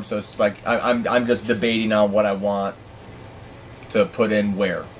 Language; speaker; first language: English; native; English